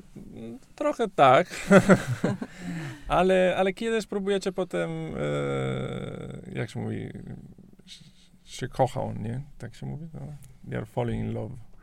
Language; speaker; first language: Polish; non-native, learner; Italian